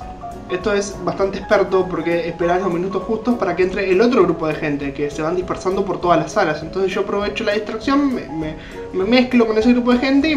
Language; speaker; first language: Spanish; native; Spanish